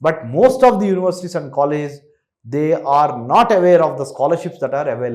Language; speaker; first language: English; non-native, local second language; Telugu